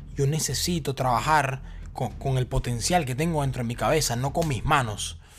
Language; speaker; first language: Spanish; native; Spanish